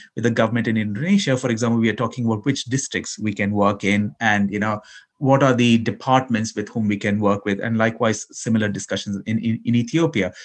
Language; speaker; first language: English; non-native, local second language; Malayalam